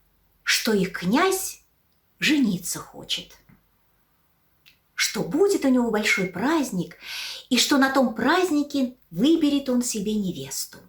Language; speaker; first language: Russian; native; Russian